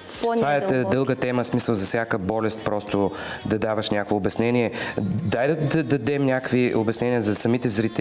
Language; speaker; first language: Bulgarian; native; Bulgarian